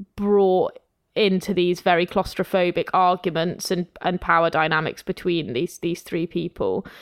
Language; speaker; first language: English; native; English